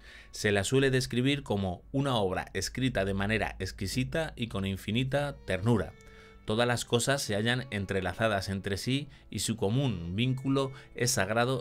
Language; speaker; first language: Spanish; native; Spanish